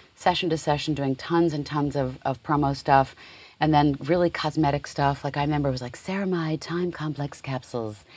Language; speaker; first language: English; native; English